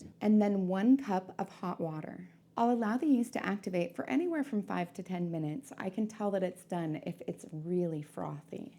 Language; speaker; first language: English; native; English